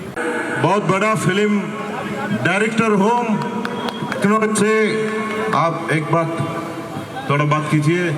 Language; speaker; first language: Hindi; non-native, local second language; Malayalam